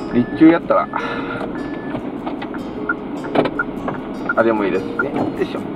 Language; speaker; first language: Japanese; native; Japanese